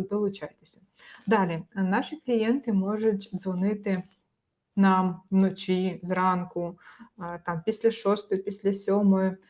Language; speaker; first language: Ukrainian; native; Ukrainian